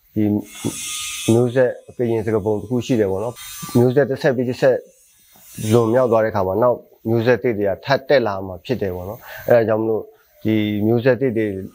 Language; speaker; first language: Burmese; non-native, local second language; Karen languages